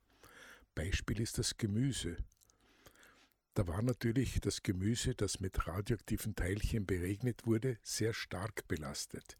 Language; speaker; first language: German; native; German